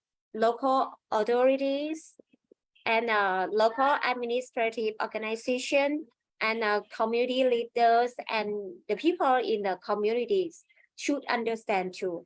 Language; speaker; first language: English; non-native, learner; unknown